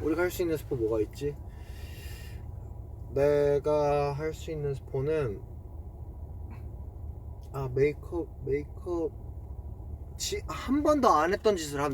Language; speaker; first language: Korean; native; Korean